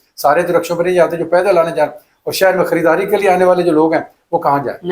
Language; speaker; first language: Urdu; non-native, local second language; Punjabi